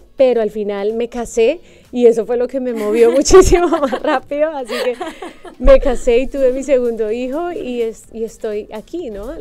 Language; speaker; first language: Spanish; native; Spanish